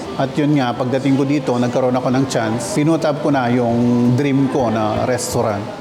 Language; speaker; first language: Filipino; non-native, local second language; Pampanga